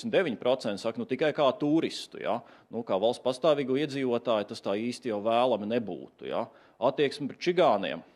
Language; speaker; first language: Latvian; native; Latvian